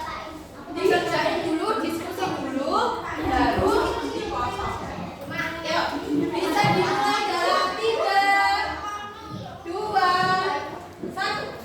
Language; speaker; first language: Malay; non-native, local second language; Javanese